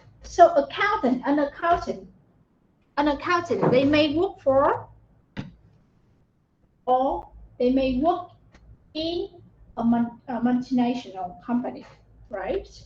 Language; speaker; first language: English; non-native, fluent; Vietnamese